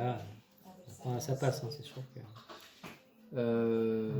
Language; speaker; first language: French; native; French